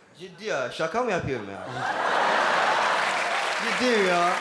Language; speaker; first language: Turkish; non-native, learner; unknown